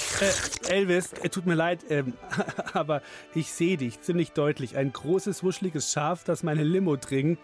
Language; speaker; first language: German; native; German